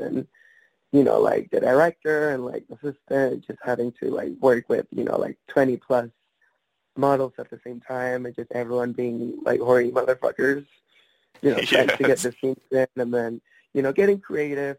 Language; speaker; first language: English; non-native, fluent; Spanish